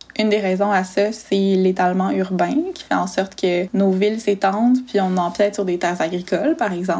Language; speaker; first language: French; native; French